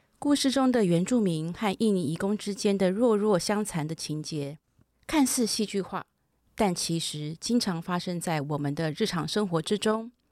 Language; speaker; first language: Chinese; native; Chinese